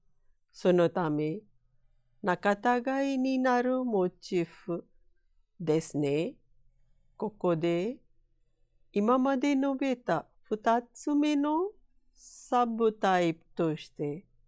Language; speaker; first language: Japanese; non-native, fluent; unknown